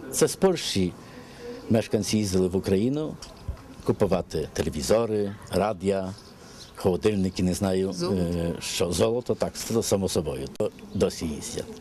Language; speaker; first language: Ukrainian; early bilingual, heritage; Ukrainian